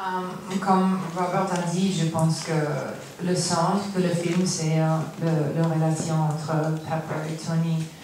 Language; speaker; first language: French; non-native, learner; English